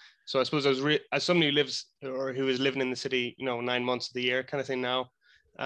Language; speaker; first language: English; native; English